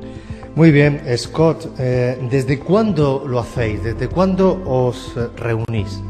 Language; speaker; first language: Spanish; native; Spanish